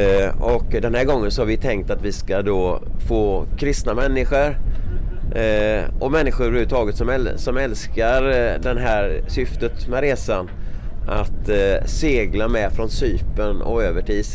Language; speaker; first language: Swedish; native; Swedish